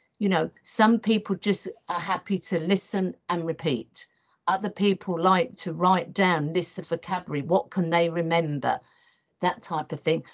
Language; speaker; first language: English; native; English